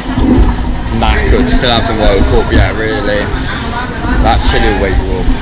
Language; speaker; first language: English; native; English